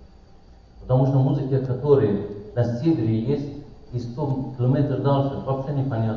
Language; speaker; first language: Russian; non-native, learner; Persian